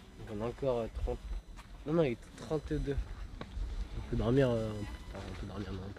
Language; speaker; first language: French; native; French